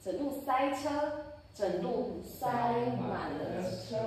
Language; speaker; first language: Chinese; non-native, fluent; English